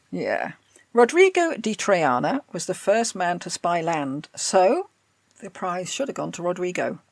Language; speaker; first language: English; native; English